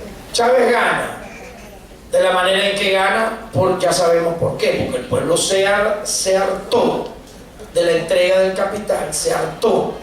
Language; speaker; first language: Spanish; native; Spanish